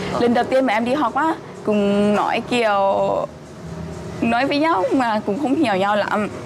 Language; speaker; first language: Vietnamese; non-native, fluent; Lao